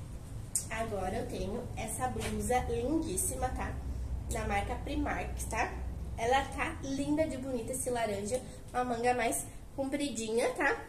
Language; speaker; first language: Portuguese; native; Portuguese